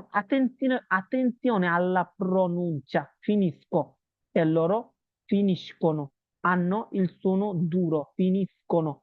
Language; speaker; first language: Italian; non-native, learner; Bangla